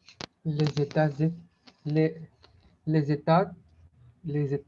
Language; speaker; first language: French; non-native, learner; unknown